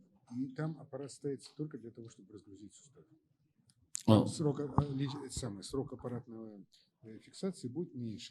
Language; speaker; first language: Russian; native; Russian